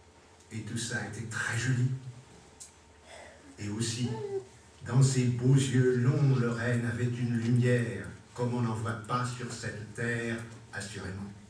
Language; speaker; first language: French; native; French